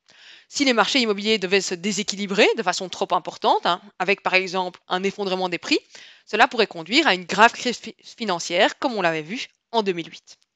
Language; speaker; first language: French; native; French